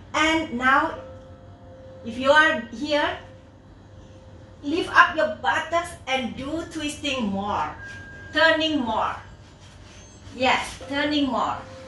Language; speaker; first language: English; non-native, learner; Indonesian